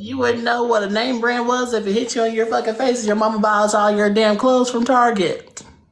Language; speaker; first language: English; native; English